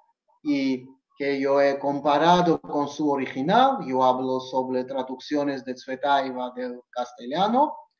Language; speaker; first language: Spanish; non-native, fluent; Georgian